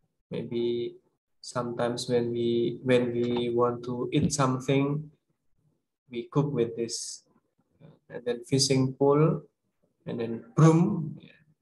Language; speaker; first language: English; non-native, learner; Indonesian